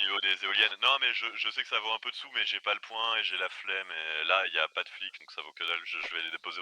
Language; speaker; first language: French; native; French